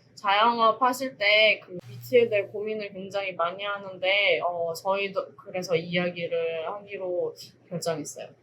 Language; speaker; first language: Korean; native; Korean